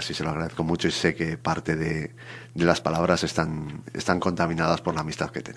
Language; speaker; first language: Spanish; native; Spanish